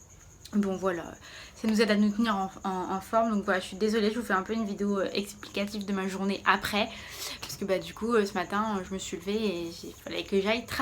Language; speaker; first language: French; native; French